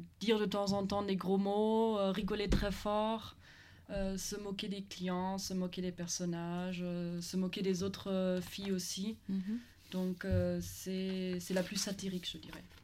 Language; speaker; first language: French; non-native, fluent; German